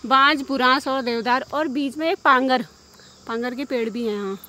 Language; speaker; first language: Hindi; native; Hindi